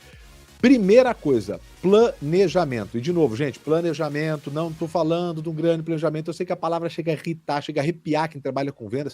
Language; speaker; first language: Portuguese; native; Portuguese